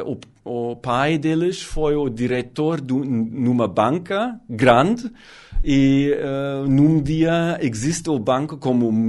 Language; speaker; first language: Portuguese; non-native, learner; German